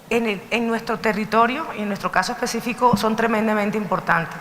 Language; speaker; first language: Spanish; native; Spanish